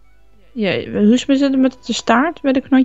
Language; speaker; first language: Dutch; native; Dutch